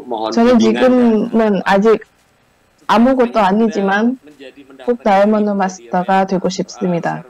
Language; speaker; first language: Korean; non-native, learner; Indonesian